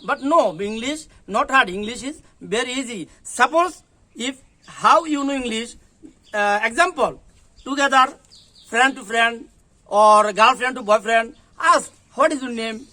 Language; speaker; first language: English; non-native, learner; Bangla